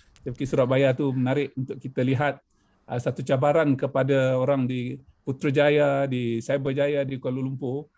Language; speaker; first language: Malay; native; Malay